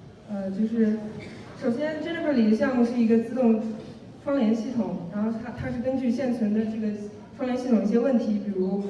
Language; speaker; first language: Chinese; native; Chinese